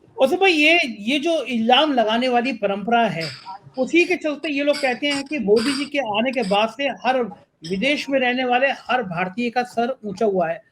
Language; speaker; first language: Hindi; native; Hindi